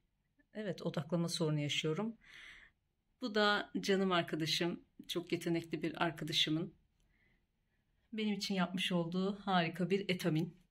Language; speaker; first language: Turkish; native; Turkish